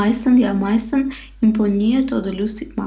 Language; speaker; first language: German; non-native, learner; Russian